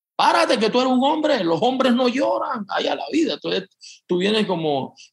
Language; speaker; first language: Spanish; native; Spanish